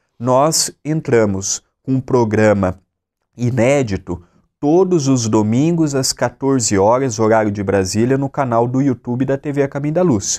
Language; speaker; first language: Portuguese; native; Portuguese